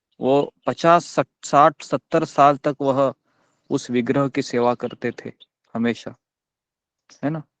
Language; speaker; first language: Hindi; non-native, local second language; Marathi